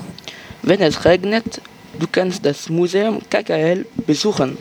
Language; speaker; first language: German; non-native, learner; French